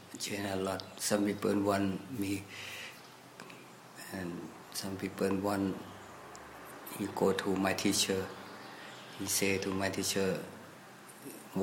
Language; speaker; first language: English; non-native, learner; Thai